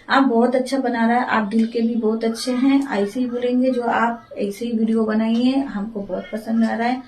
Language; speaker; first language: Hindi; non-native, local second language; Bangla